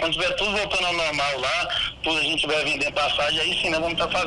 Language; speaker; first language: Portuguese; native; Portuguese